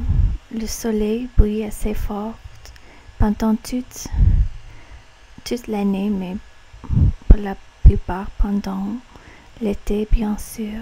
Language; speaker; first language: French; non-native, learner; English